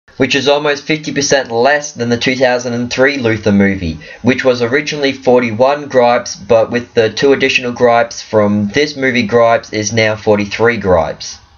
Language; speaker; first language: English; native; English